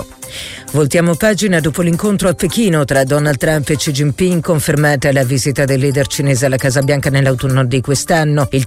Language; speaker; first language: Italian; native; Italian